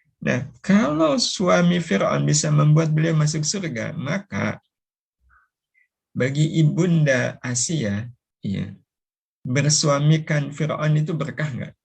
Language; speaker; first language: Indonesian; native; Indonesian